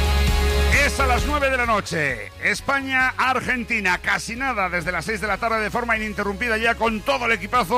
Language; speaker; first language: Spanish; native; Spanish